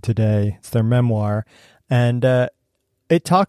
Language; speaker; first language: English; native; English